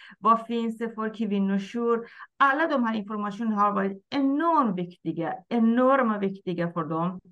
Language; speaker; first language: Swedish; non-native, fluent; Persian